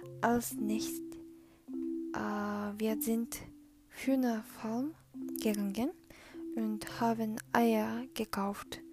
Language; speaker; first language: German; non-native, learner; Japanese